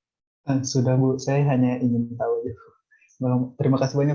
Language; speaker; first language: Indonesian; native; Indonesian